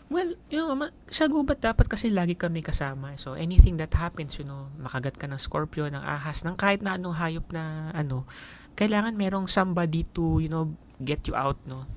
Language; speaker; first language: Filipino; native; Filipino